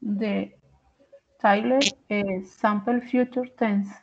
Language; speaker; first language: English; non-native, learner; Spanish